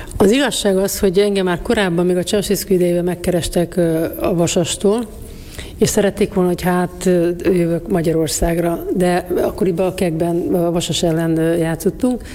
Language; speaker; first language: Hungarian; native; Hungarian